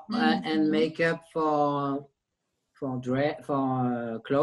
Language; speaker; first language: English; non-native, learner; French